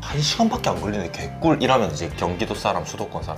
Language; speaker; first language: Korean; native; Korean